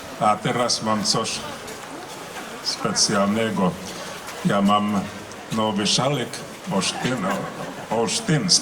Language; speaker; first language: Polish; non-native, learner; Finnish